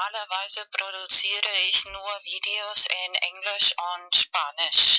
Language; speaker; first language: German; non-native, learner; Spanish